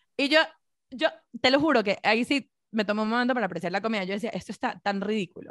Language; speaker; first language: Spanish; native; Spanish